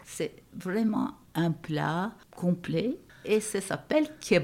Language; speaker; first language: French; non-native, fluent; Turkish